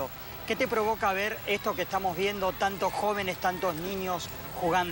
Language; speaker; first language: Spanish; native; Spanish